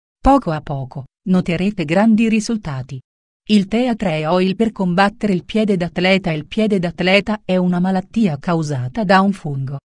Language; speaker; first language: Italian; native; Italian